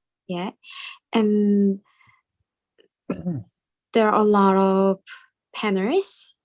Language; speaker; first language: English; non-native, learner; Korean